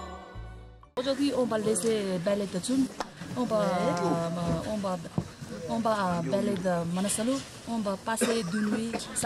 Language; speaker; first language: French; non-native, learner; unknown